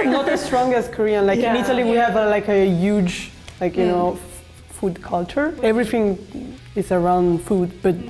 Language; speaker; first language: English; non-native, fluent; Italian